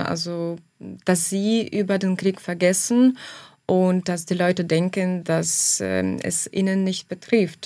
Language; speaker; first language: German; non-native, fluent; Ukrainian